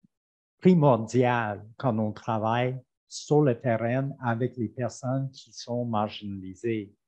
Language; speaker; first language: French; non-native, fluent; English